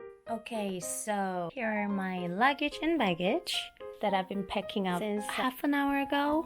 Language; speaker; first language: English; non-native, fluent; Korean